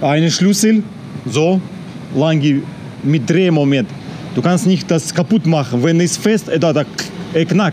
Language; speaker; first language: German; non-native, learner; Russian